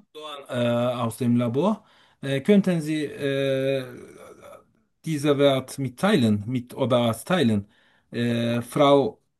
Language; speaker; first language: German; non-native, learner; Turkish